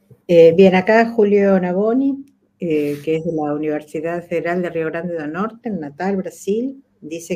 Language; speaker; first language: Spanish; native; Spanish